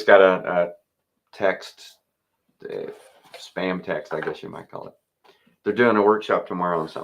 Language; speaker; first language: English; native; English